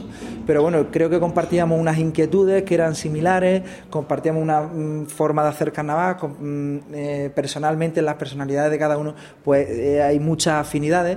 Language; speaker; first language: Spanish; native; Spanish